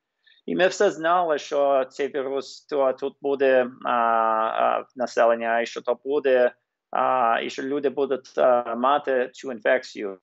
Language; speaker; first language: Ukrainian; early bilingual, heritage; English